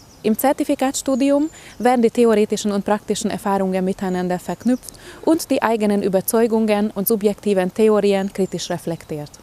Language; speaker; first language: German; native; German